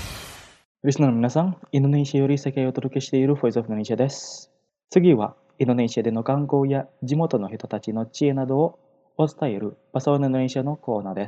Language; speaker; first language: Japanese; non-native, fluent; Indonesian